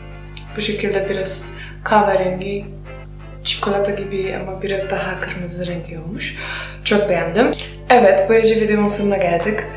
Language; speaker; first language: Turkish; non-native, fluent; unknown